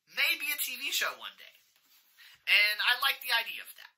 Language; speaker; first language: English; native; English